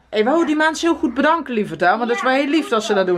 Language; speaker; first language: Dutch; native; Dutch